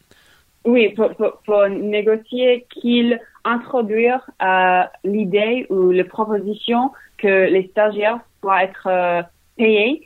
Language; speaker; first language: French; non-native, learner; English